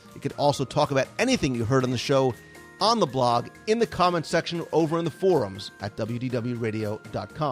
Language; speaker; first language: English; native; English